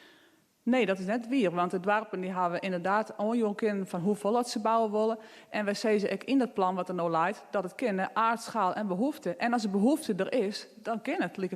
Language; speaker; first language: Dutch; non-native, local second language; Western Frisian